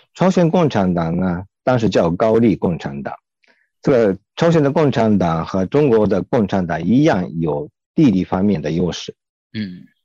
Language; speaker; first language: Chinese; non-native, fluent; Japanese